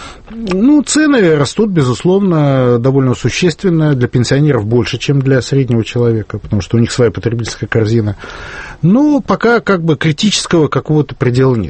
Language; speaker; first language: Russian; native; Russian